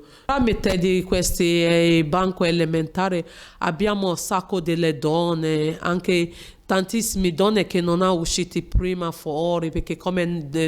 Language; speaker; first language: Italian; non-native, learner; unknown